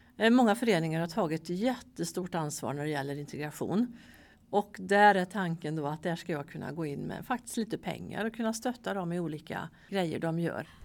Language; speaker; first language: Swedish; native; Swedish